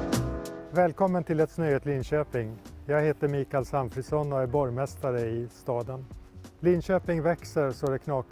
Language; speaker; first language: Swedish; native; Swedish